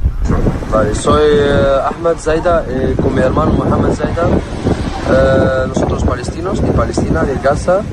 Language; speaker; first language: Spanish; non-native, learner; Arabic